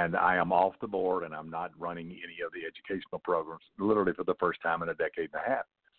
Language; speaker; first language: English; native; English